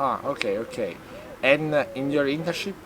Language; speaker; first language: English; non-native, learner; Italian